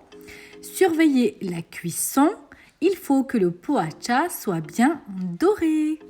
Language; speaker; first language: French; native; French